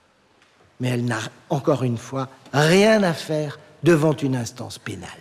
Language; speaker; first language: French; native; French